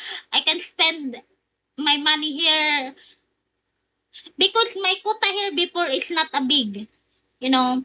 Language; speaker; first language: English; non-native, learner; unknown